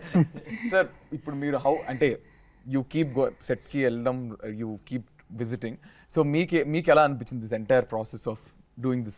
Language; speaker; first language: Telugu; native; Telugu